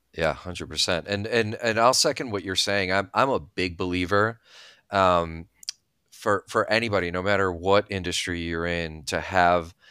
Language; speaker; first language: English; early bilingual, other home language; Bulgarian